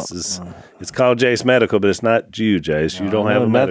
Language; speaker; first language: English; native; English